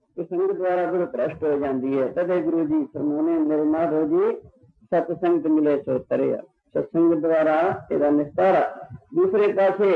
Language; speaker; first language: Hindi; non-native, local second language; Punjabi